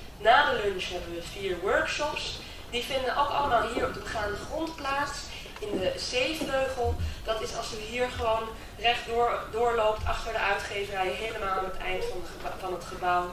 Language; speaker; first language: Dutch; native; Dutch